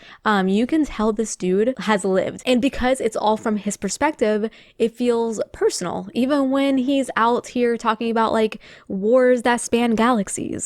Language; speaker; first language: English; native; English